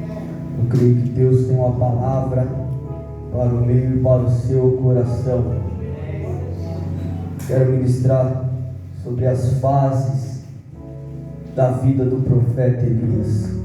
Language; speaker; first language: Portuguese; native; Portuguese